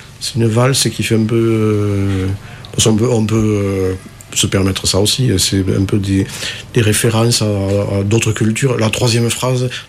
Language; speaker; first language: French; native; French